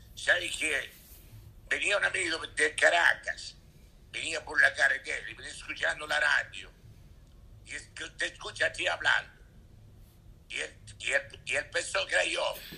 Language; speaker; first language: Spanish; native; Spanish